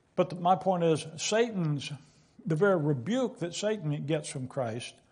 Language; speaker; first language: English; native; English